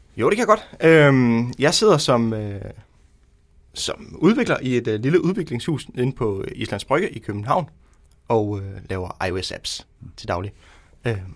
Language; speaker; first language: Danish; native; Danish